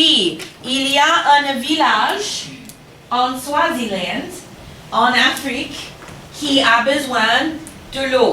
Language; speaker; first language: French; non-native, fluent; English